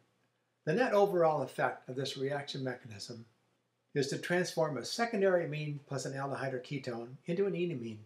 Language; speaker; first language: English; native; English